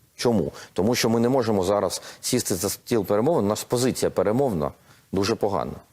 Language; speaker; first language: Ukrainian; non-native, local second language; Russian